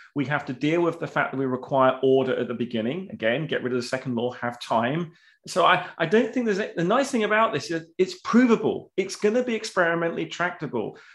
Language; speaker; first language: English; native; English